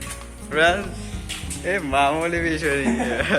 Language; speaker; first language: Hindi; non-native, learner; Bangla